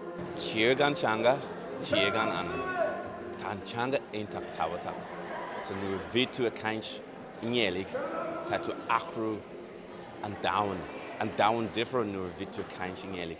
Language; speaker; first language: Irish; non-native, local second language; English